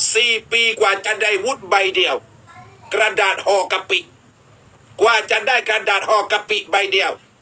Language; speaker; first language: Thai; non-native, local second language; Malay